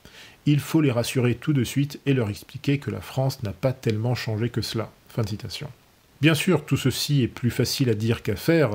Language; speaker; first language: French; native; French